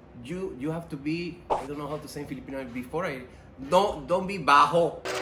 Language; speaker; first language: English; non-native, learner; Spanish